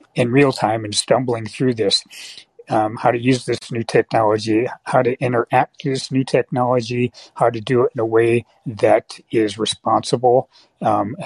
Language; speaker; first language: English; native; English